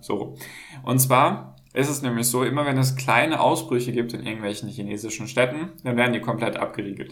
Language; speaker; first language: German; native; German